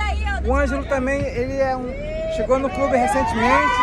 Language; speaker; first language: Portuguese; native; Portuguese